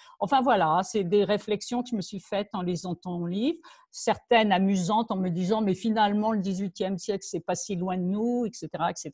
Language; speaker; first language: French; native; French